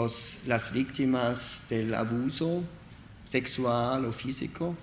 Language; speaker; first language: Spanish; non-native, learner; German